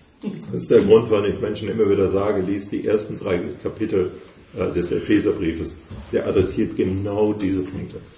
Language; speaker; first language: German; native; German